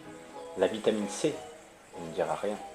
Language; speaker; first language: French; native; French